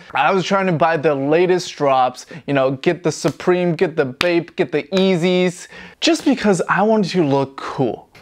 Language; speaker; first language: English; non-native, fluent; Chinese